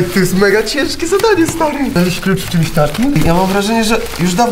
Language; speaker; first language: Polish; native; Polish